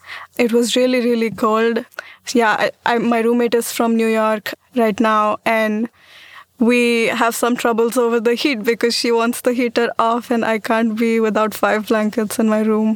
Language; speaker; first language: English; non-native, local second language; Marathi